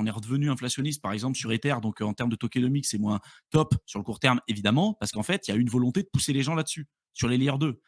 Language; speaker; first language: French; native; French